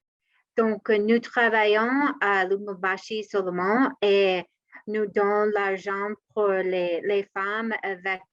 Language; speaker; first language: French; non-native, learner; English